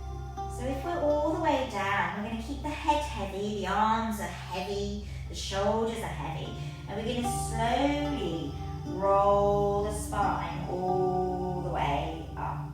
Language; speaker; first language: English; native; English